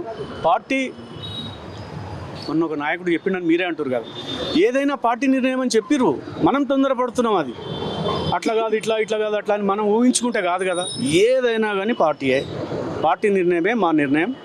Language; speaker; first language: Telugu; native; Telugu